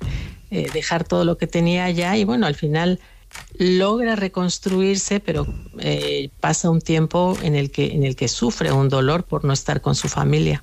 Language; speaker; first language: Spanish; native; Spanish